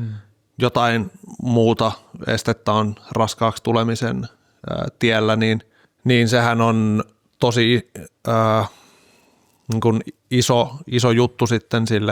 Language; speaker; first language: Finnish; native; Finnish